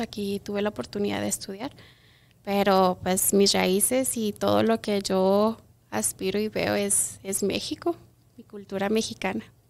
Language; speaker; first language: Spanish; native; Spanish